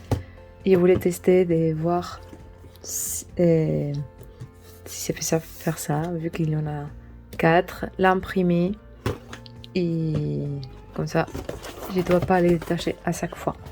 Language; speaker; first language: French; non-native, learner; Spanish